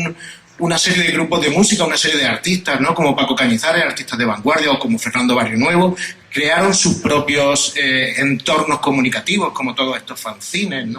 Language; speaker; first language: Spanish; native; Spanish